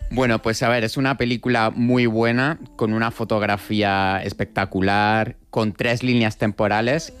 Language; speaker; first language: Spanish; native; Spanish